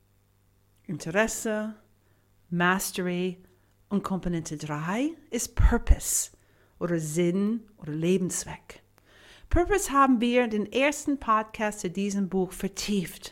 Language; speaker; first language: German; non-native, fluent; English